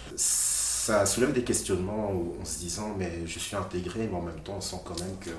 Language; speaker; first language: French; early bilingual, other home language; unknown